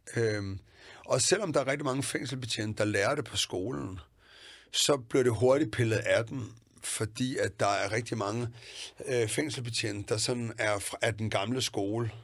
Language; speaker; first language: Danish; native; Danish